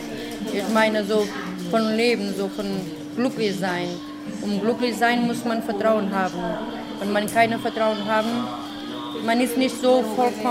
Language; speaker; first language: German; non-native, fluent; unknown